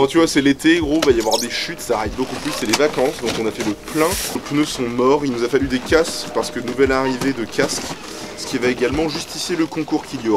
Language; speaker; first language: French; native; French